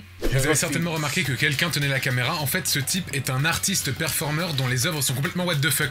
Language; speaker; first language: French; native; French